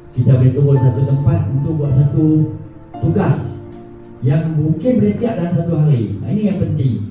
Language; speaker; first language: Malay; non-native, local second language; Thai